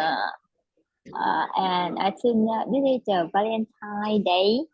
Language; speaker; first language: English; non-native, learner; Vietnamese